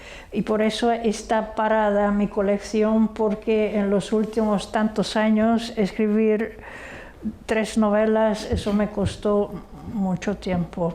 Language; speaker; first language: Spanish; non-native, fluent; Hungarian